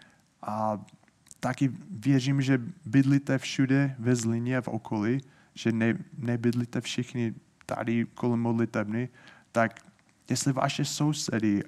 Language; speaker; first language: Czech; non-native, fluent; English